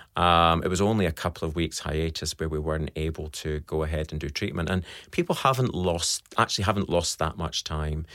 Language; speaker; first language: English; native; English